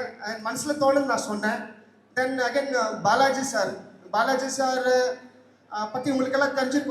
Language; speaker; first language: Tamil; non-native, local second language; Kannada